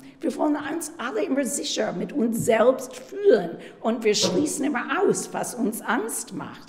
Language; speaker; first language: German; non-native, fluent; English